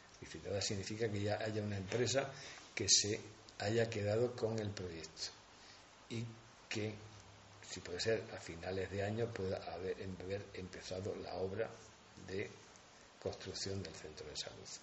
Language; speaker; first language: Spanish; native; Spanish